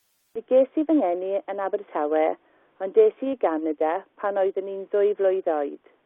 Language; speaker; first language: Welsh; non-native, learner; English